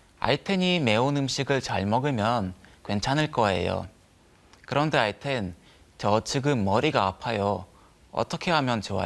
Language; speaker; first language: Korean; non-native, learner; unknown